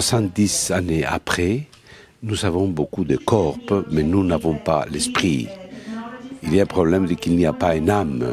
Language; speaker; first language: French; non-native, fluent; Spanish